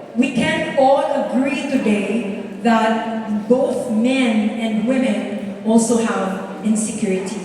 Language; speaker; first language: English; non-native, local second language; Filipino